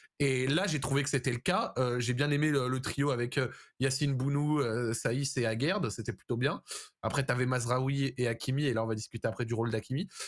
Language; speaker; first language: French; native; French